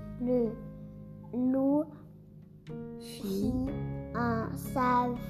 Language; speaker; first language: French; early bilingual, heritage; French